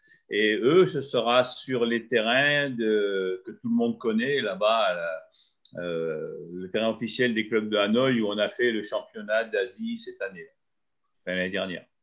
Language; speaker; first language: French; native; French